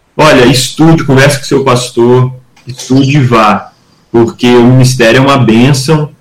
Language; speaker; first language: Portuguese; native; Portuguese